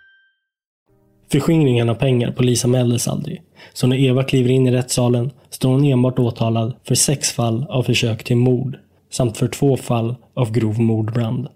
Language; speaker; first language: Swedish; native; Swedish